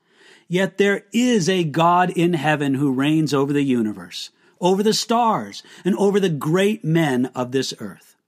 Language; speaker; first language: English; native; English